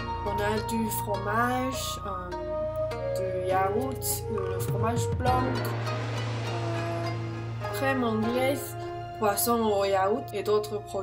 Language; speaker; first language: French; non-native, learner; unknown